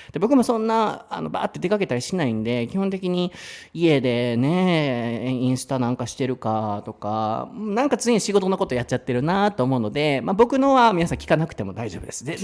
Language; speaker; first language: Japanese; native; Japanese